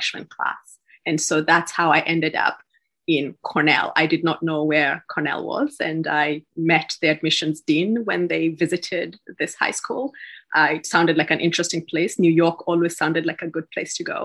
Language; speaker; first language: English; non-native, local second language; Gusii